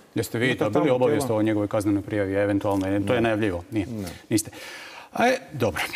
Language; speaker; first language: Croatian; native; Croatian